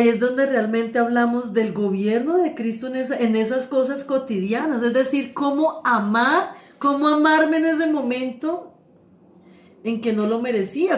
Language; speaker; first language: Spanish; native; Spanish